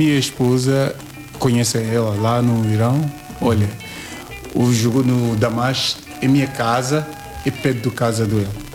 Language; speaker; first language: Portuguese; non-native, learner; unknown